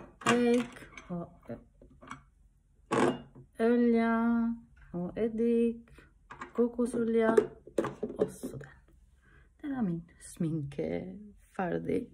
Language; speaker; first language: Norwegian; non-native, learner; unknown